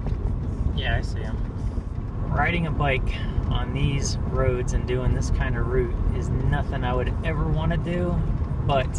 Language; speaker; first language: English; native; English